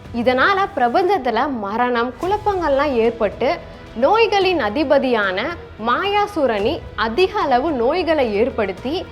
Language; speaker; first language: Tamil; native; Tamil